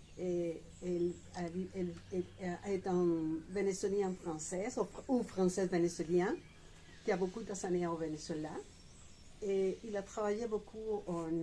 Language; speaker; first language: French; non-native, fluent; Spanish